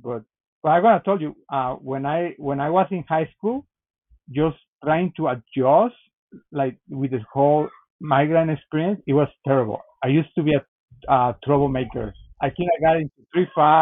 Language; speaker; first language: English; non-native, fluent; Spanish